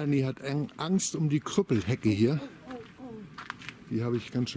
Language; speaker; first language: German; native; German